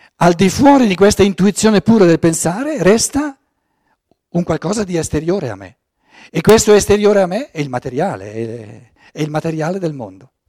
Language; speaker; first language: Italian; non-native, fluent; German